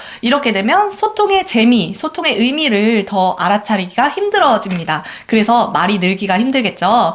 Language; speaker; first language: Korean; native; Korean